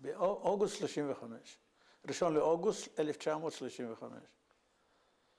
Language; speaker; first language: Hebrew; non-native, fluent; Yiddish